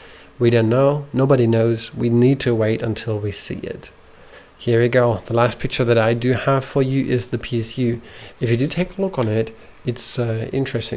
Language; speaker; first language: English; non-native, fluent; German